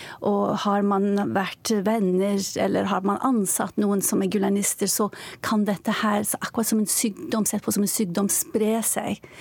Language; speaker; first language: Norwegian; non-native, fluent; Turkish